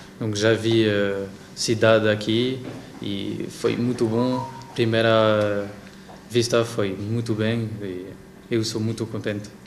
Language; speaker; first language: Portuguese; non-native, learner; French